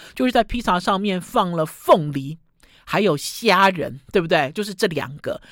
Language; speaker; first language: Chinese; native; Chinese